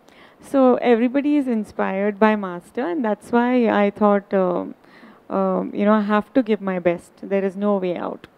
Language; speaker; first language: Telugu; non-native, learner; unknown